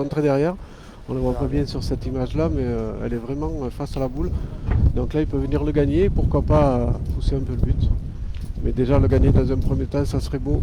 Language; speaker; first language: French; native; French